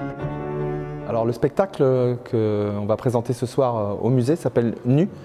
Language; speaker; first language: French; native; French